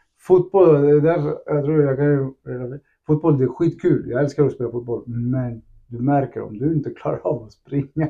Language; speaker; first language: Swedish; early bilingual, other home language; Spanish